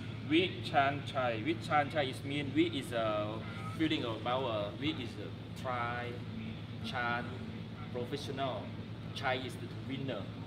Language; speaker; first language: English; non-native, learner; Thai